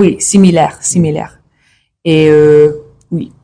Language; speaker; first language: French; non-native, learner; English